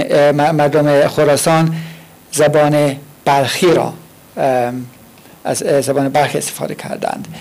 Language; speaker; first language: Persian; non-native, fluent; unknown